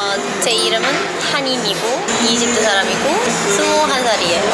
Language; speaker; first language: Korean; non-native, local second language; Arabic